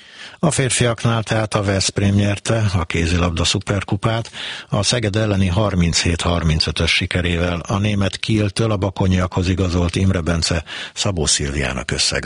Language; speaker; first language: Hungarian; native; Hungarian